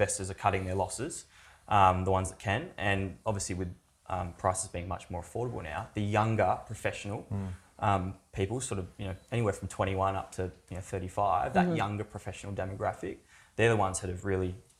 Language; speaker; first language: English; native; English